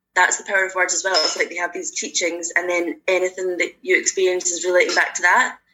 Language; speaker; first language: English; native; English